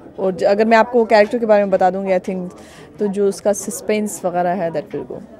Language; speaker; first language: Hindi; native; Hindi